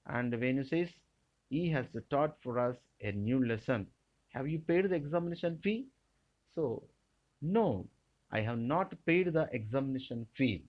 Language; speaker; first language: English; non-native, local second language; Telugu